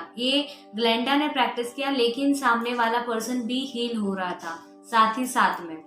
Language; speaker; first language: Hindi; native; Hindi